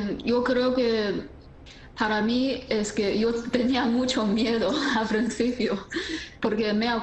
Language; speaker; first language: Spanish; non-native, fluent; Chinese